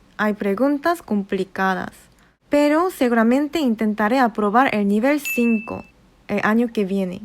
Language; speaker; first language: Spanish; non-native, fluent; Korean